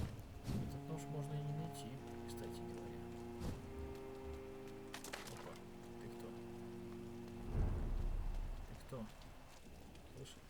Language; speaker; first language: Russian; native; Russian